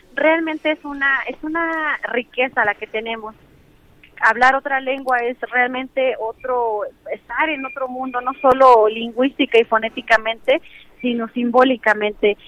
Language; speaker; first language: Spanish; native; Spanish